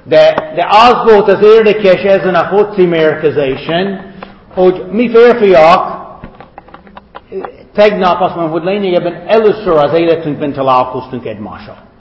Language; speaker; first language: Hungarian; non-native, fluent; English